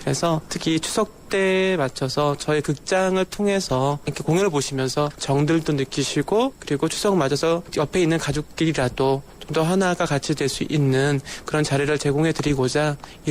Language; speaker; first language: Korean; native; Korean